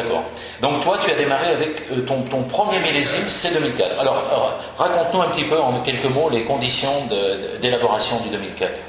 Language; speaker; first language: French; native; French